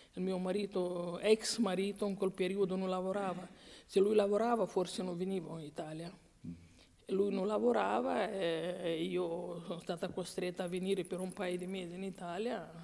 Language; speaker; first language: Italian; non-native, fluent; Romanian